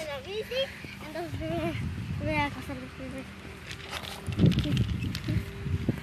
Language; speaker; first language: Spanish; early bilingual, heritage; Spanish